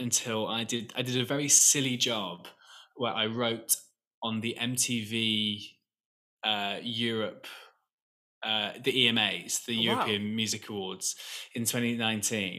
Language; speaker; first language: English; native; English